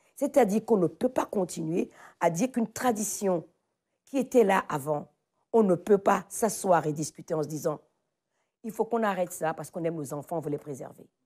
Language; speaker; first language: French; non-native, local second language; Fon